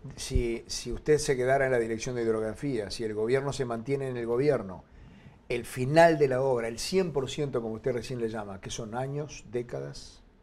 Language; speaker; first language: Spanish; native; Spanish